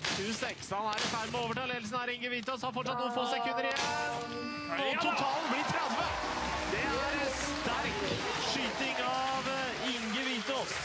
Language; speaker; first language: Norwegian; native; Norwegian